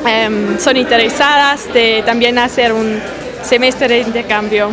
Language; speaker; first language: Spanish; non-native, learner; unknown